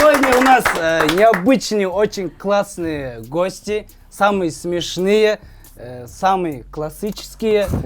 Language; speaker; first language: Russian; non-native, local second language; Kazakh